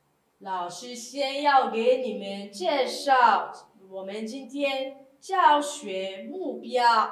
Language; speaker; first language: Chinese; non-native, fluent; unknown